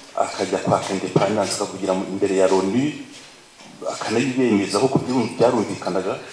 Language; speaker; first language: Kinyarwanda; native; Kinyarwanda